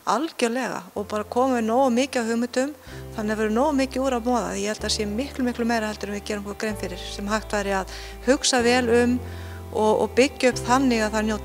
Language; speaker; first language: Icelandic; native; Icelandic